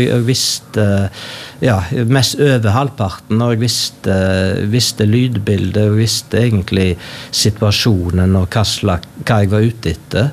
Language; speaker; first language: Norwegian; native; Norwegian